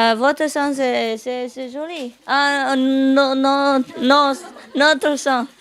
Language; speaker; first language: French; non-native, learner; Vietnamese